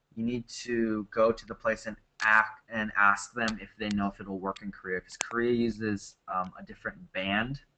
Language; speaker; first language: English; native; English